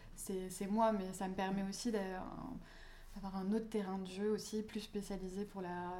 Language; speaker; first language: French; native; French